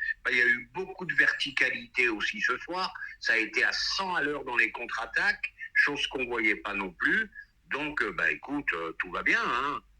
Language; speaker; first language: French; native; French